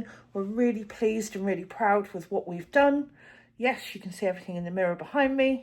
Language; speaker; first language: English; native; English